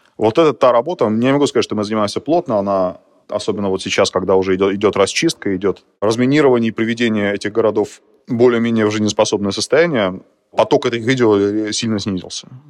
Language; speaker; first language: Russian; native; Russian